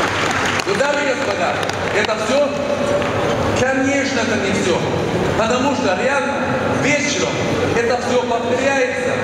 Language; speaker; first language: Russian; non-native, fluent; Swedish